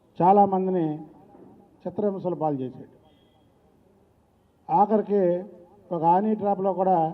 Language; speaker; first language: Telugu; native; Telugu